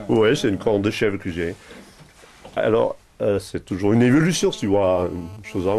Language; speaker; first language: French; non-native, local second language; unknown